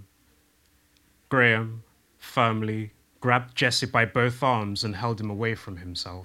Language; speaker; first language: English; native; English